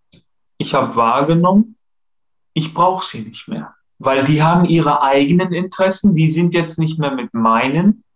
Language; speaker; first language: German; non-native, fluent; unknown